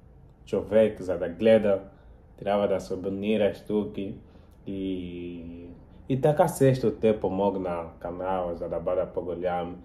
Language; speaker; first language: Bulgarian; non-native, learner; Portuguese